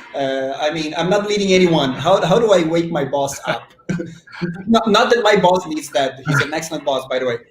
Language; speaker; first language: English; non-native, fluent; Portuguese